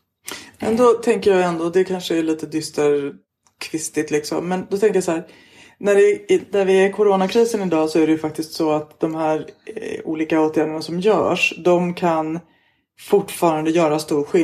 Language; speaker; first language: Swedish; native; Swedish